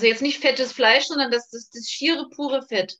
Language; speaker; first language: German; native; German